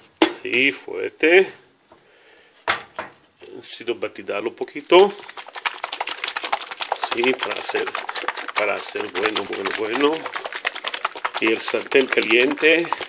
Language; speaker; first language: Spanish; non-native, learner; Hebrew